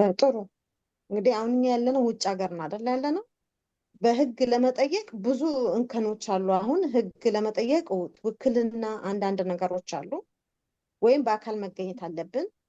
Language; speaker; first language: Amharic; native; Amharic